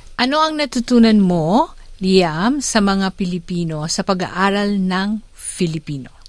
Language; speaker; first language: Filipino; native; Filipino